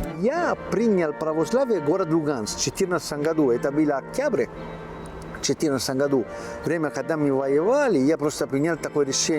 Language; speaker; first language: Russian; non-native, learner; Italian